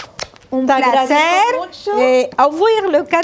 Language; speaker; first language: French; non-native, learner; Spanish